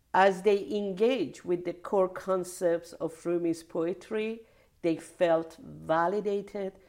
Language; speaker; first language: English; non-native, fluent; Persian